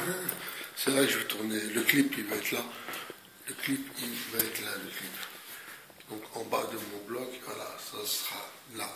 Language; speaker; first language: French; native; French